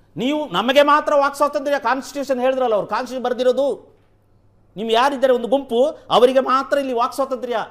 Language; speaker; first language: Kannada; non-native, local second language; Kodava